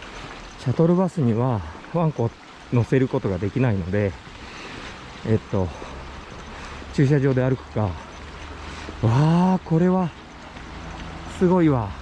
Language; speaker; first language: Japanese; native; Japanese